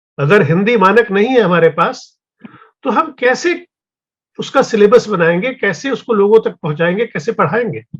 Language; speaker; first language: Hindi; native; Hindi